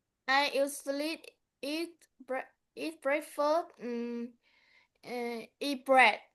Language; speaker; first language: English; non-native, learner; Vietnamese